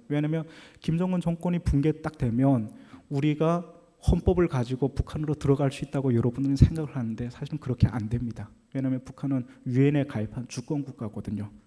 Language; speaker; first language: Korean; native; Korean